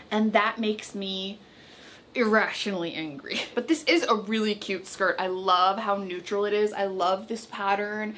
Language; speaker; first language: English; native; English